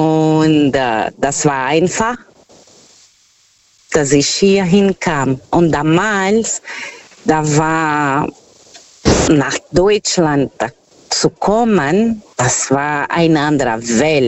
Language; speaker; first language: German; non-native, fluent; Portuguese